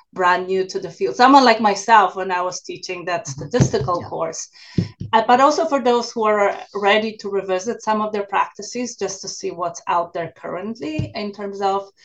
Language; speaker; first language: English; non-native, fluent; Polish